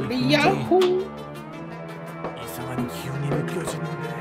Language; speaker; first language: Korean; native; Korean